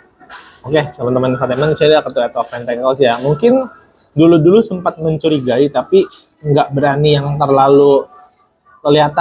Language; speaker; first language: Indonesian; native; Indonesian